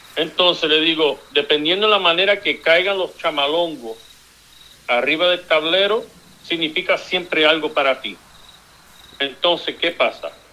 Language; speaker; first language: Spanish; early bilingual, heritage; Spanish